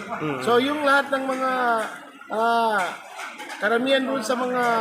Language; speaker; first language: Filipino; non-native, local second language; Maguindanaon